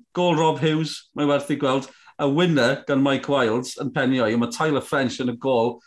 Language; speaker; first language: Welsh; native; Welsh